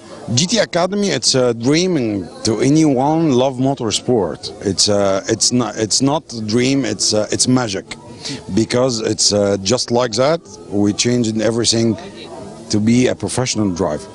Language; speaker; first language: English; non-native, learner; Arabic